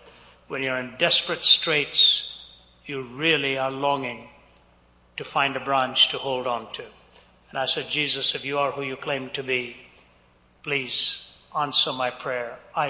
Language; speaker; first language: English; non-native, local second language; Hindi